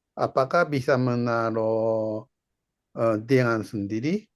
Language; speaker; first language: Indonesian; non-native, fluent; Japanese